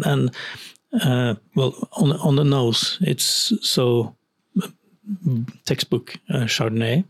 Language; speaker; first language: English; non-native, fluent; Norwegian